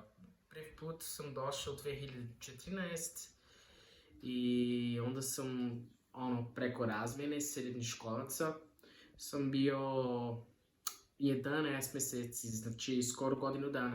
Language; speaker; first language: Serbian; non-native, learner; Portuguese